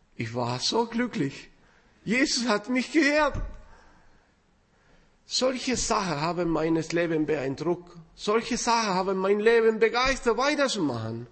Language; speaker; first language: German; non-native, fluent; Spanish